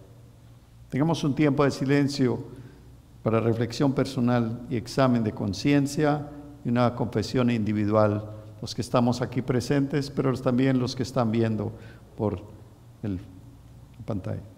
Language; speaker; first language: Spanish; native; Spanish